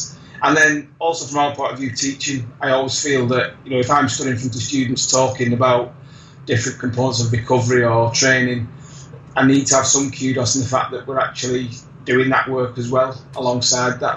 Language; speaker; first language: English; native; English